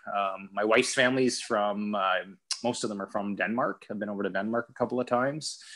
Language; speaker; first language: English; native; English